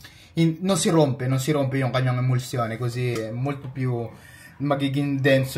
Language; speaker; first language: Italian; early bilingual, other home language; Filipino